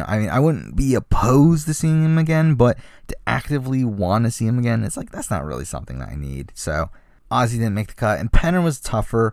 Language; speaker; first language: English; native; English